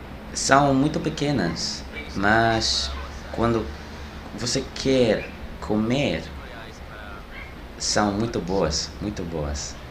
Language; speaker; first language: Portuguese; non-native, learner; French